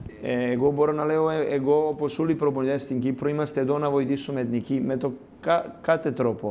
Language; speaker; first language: Greek; non-native, learner; Serbian